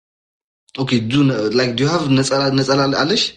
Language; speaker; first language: English; non-native, learner; Amharic